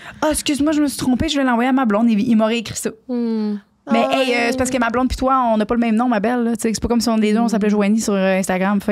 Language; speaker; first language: French; native; French